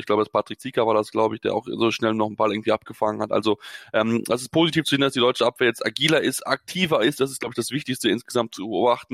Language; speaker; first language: German; native; German